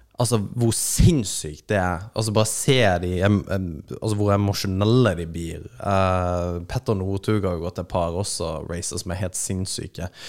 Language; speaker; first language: Norwegian; native; Norwegian